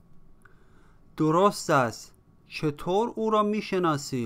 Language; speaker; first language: Persian; native; Persian